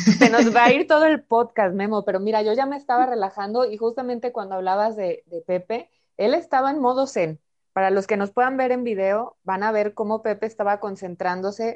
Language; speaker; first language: Spanish; native; Spanish